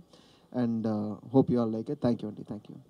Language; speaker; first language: Telugu; non-native, fluent; Tamil